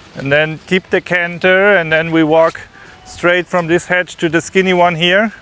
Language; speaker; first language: English; non-native, fluent; German